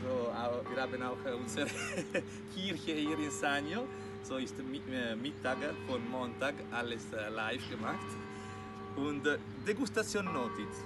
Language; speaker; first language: German; non-native, local second language; Italian